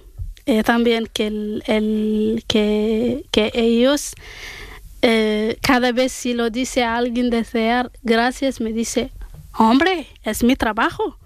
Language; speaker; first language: Spanish; non-native, learner; Arabic